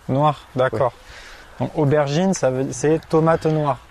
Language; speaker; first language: French; native; French